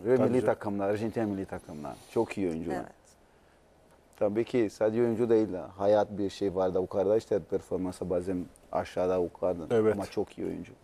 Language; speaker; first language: Turkish; non-native, learner; Portuguese